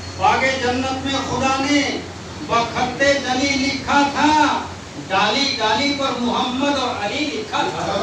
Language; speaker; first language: Urdu; non-native, local second language; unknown